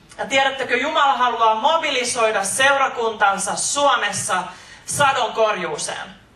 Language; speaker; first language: Finnish; native; Finnish